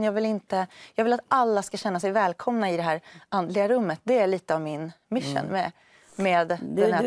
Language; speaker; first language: Swedish; native; Swedish